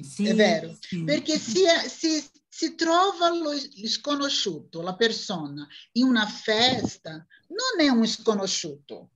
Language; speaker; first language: Italian; non-native, learner; Portuguese